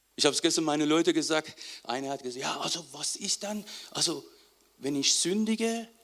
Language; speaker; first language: German; non-native, fluent; Persian